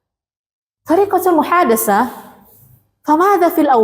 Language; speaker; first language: Arabic; non-native, fluent; Indonesian